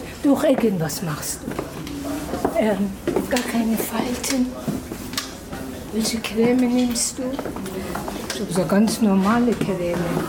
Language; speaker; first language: German; non-native, fluent; Persian